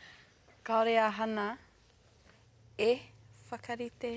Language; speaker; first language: Māori; non-native, learner; English